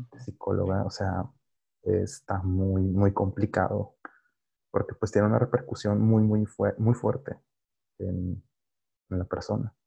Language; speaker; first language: Spanish; native; Spanish